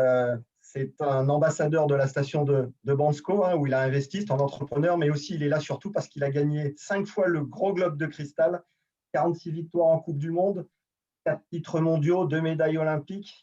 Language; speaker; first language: French; native; French